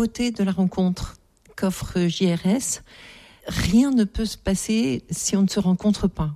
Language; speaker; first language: French; native; French